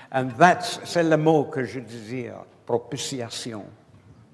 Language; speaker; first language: French; non-native, learner; English